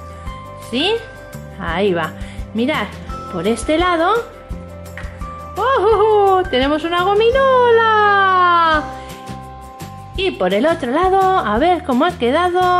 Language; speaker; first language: Spanish; native; Spanish